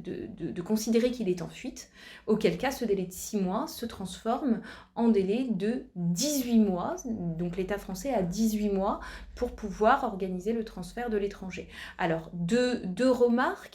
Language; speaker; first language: French; native; French